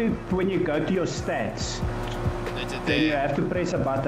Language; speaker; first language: English; non-native, local second language; Afrikaans